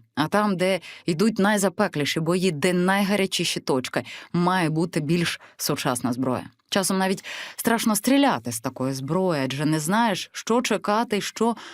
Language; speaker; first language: Ukrainian; early bilingual, other home language; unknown